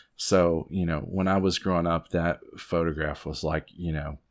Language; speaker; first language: English; native; English